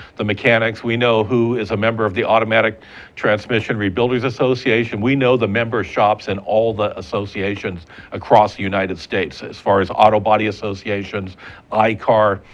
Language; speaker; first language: English; native; English